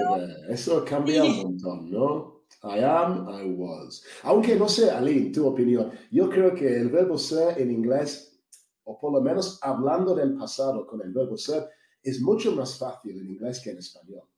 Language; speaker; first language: Spanish; non-native, fluent; English